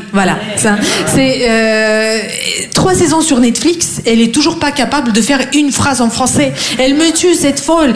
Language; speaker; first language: French; non-native, fluent; Russian